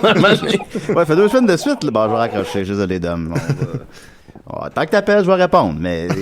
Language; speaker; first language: French; native; French